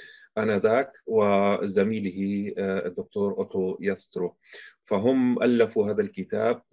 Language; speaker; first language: Arabic; non-native, fluent; German